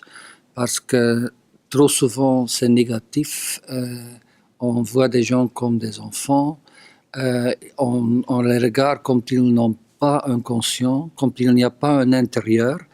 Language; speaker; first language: French; non-native, local second language; Dutch